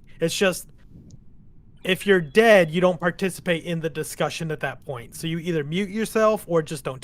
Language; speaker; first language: English; native; English